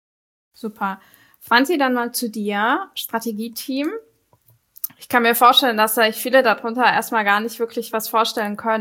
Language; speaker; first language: German; native; German